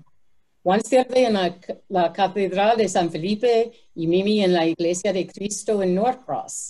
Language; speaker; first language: Spanish; non-native, fluent; English